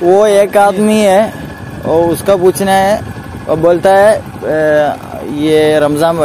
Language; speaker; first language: Hindi; non-native, local second language; Malayalam